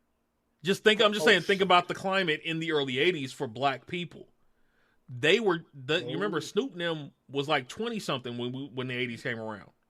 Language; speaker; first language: English; native; English